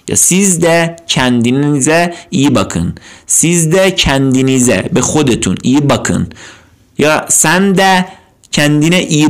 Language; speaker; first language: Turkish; non-native, fluent; Persian